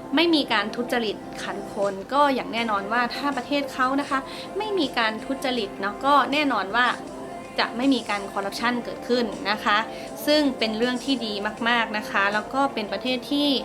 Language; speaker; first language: Thai; native; Thai